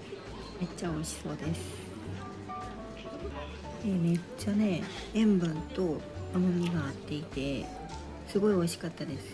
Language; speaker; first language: Japanese; native; Japanese